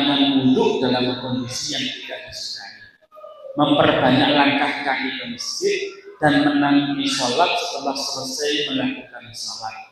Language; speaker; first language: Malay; non-native, local second language; Javanese